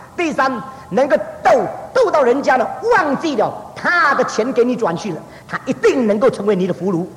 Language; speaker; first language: Chinese; early bilingual, heritage; Chinese